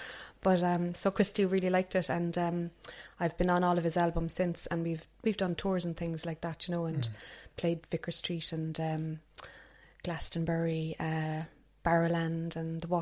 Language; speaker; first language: English; native; English